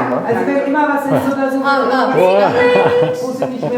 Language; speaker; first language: German; native; German